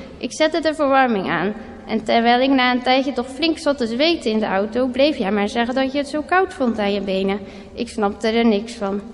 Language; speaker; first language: Dutch; native; Dutch